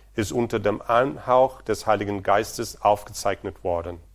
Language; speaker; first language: German; non-native, fluent; Portuguese